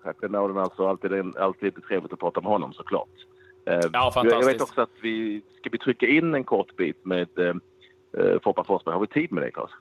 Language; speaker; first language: Swedish; native; Swedish